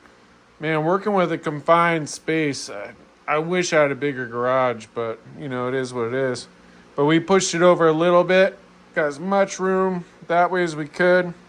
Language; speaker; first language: English; native; English